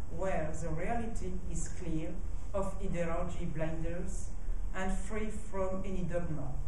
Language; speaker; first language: English; non-native, fluent; French